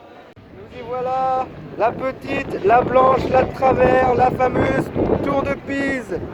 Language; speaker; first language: French; native; French